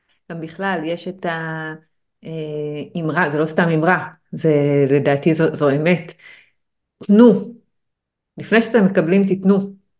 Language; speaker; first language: Hebrew; native; Hebrew